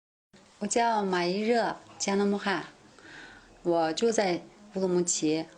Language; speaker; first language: Chinese; non-native, local second language; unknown